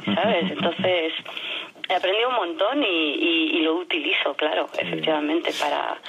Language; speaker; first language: Spanish; non-native, fluent; French